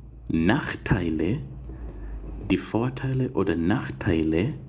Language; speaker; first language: German; non-native, fluent; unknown